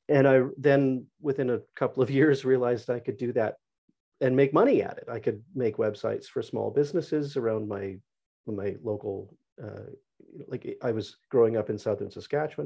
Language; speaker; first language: English; native; English